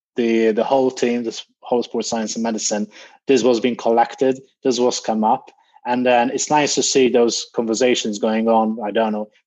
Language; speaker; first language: English; non-native, fluent; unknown